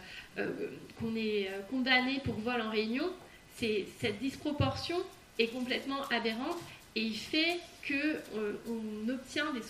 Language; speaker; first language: French; native; French